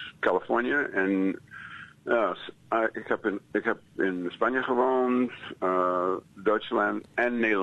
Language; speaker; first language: Dutch; non-native, fluent; English